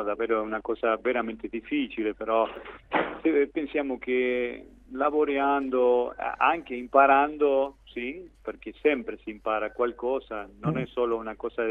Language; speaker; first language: Italian; non-native, fluent; Spanish